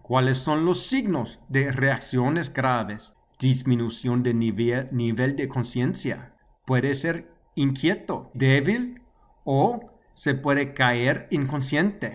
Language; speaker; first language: Spanish; non-native, learner; English